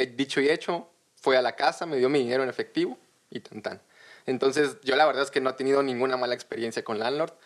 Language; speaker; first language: Spanish; native; Spanish